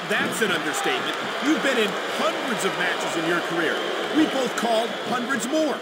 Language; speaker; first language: English; native; English